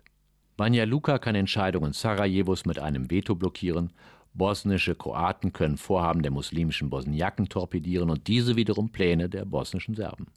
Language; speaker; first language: German; native; German